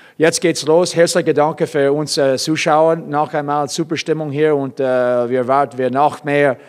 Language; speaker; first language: German; non-native, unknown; English